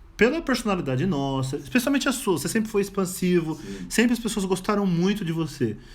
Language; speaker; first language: Portuguese; native; Portuguese